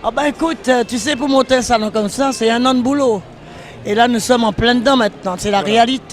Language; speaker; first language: French; native; French